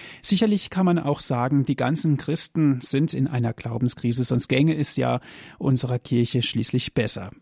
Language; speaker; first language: German; native; German